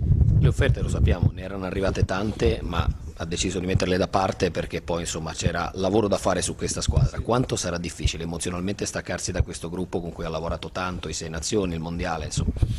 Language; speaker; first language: Italian; native; Italian